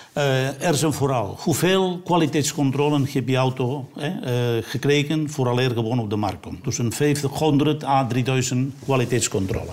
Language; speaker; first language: Dutch; non-native, fluent; Catalan